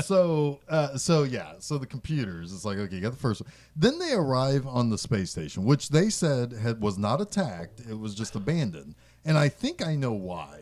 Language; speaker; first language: English; native; English